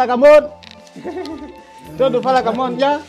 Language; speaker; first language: Portuguese; non-native, learner; Vietnamese